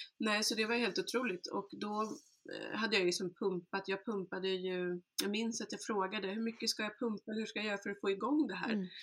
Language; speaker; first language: Swedish; early bilingual, other home language; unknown